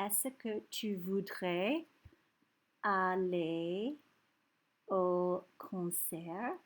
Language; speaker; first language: French; non-native, fluent; English